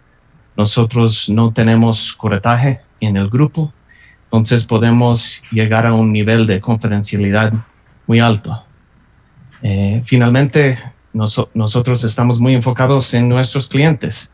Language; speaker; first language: Spanish; non-native, fluent; English